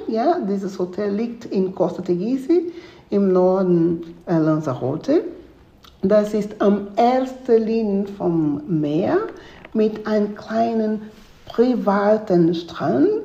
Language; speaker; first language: German; non-native, fluent; Spanish